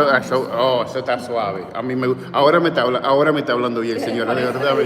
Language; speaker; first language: Spanish; early bilingual, heritage; English